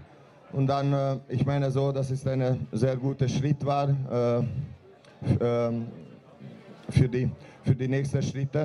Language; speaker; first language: German; non-native, learner; Hungarian